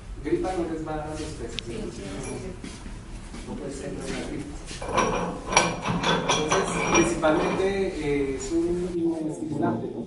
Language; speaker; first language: Spanish; native; Spanish